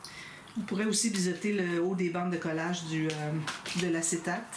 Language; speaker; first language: French; native; French